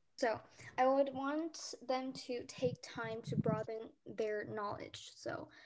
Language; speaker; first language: English; early bilingual, other home language; Korean